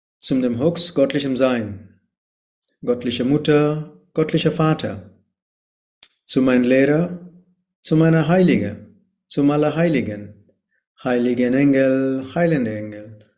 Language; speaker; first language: German; non-native, fluent; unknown